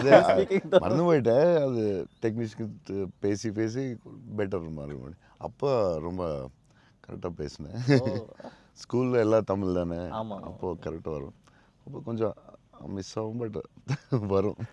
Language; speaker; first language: Tamil; non-native, local second language; Telugu